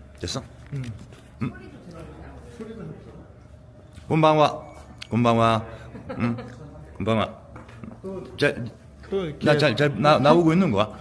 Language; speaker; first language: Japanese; non-native, learner; Korean